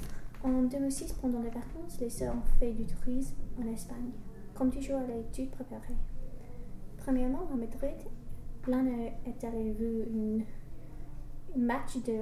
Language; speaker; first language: French; non-native, learner; English